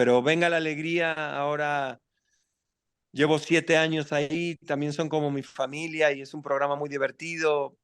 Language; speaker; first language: Spanish; native; Spanish